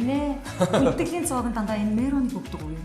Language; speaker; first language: Mongolian; native; Mongolian